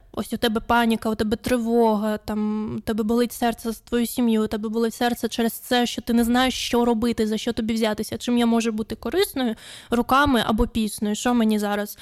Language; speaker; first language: Ukrainian; non-native, local second language; Russian